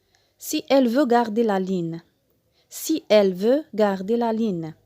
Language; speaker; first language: French; non-native, local second language; Arabic